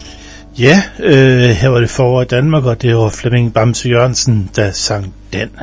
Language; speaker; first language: Danish; native; Danish